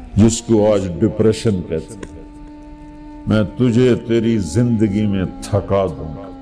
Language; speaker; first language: Urdu; non-native, local second language; Punjabi